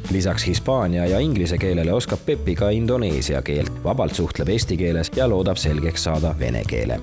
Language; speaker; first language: Estonian; native; Estonian